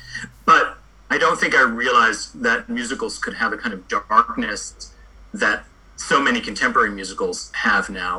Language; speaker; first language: English; native; English